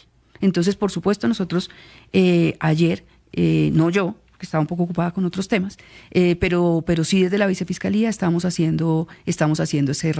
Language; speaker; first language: Spanish; native; Spanish